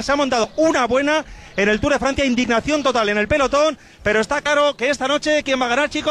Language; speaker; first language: Spanish; native; Spanish